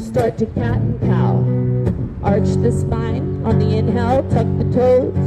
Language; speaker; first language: English; native; English